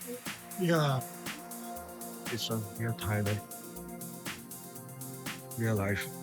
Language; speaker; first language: English; non-native, local second language; Chinese